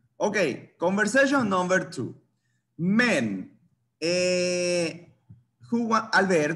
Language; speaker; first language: English; non-native, fluent; Spanish